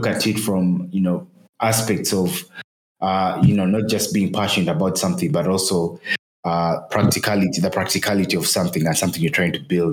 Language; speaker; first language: English; non-native, local second language; Ganda